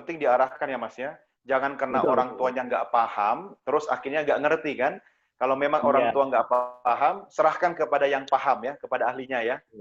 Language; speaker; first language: Indonesian; native; Indonesian